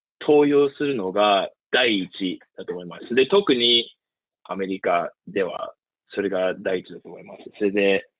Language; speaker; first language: Japanese; early bilingual, heritage; Japanese